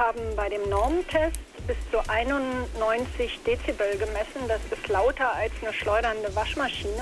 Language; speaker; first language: German; native; German